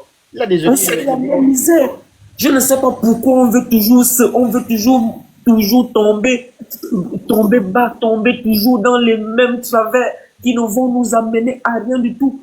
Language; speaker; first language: French; non-native, local second language; Fang